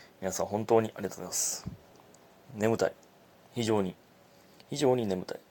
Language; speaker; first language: Japanese; native; Japanese